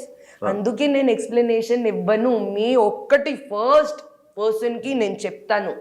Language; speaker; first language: Telugu; non-native, local second language; Hindi